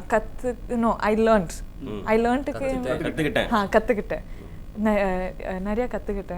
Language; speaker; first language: Tamil; non-native, learner; Kodava